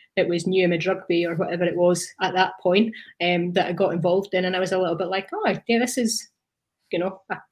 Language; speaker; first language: English; native; English